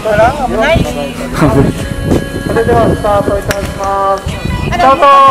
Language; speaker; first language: Japanese; native; Japanese